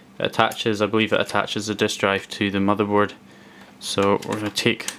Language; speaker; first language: English; native; English